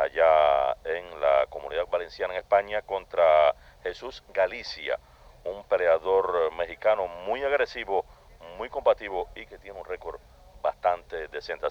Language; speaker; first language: Spanish; native; Spanish